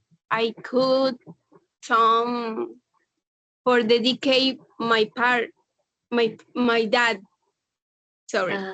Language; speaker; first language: English; non-native, learner; Spanish